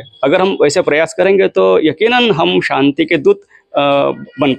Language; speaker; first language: Hindi; non-native, local second language; Marathi